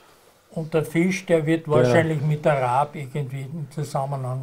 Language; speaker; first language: German; native; German